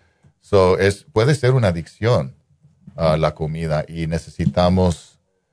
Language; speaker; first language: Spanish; non-native, fluent; English